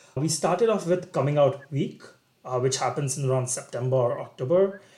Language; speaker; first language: English; non-native, local second language; Bangla